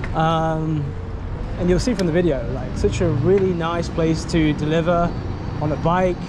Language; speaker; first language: English; native; English